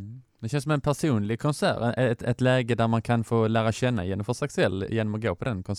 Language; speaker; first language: Swedish; native; Swedish